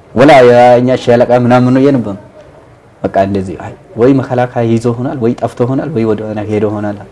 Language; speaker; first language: Amharic; non-native, local second language; Oromo